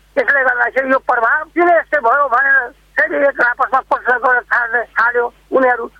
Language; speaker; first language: Nepali; non-native, local second language; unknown